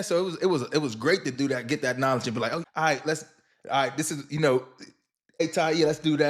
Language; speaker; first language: English; native; English